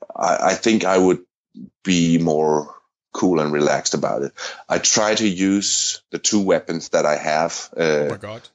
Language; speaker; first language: English; non-native, fluent; Danish